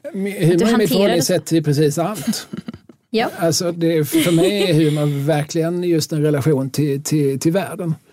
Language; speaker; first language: Swedish; native; Swedish